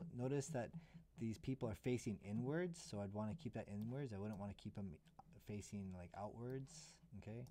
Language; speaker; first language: English; native; English